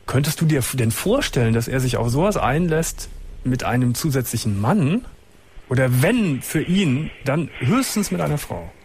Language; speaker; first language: German; native; German